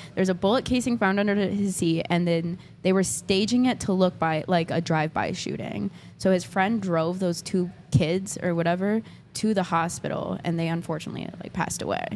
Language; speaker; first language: English; native; English